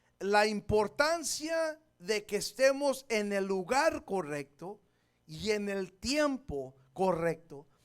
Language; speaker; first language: Spanish; early bilingual, heritage; Spanish